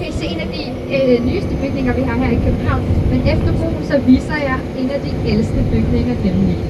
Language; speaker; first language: Danish; non-native, fluent; English